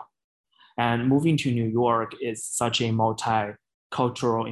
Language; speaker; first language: English; non-native, fluent; Chinese